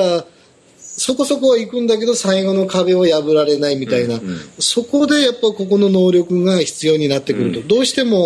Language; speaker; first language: Japanese; native; Japanese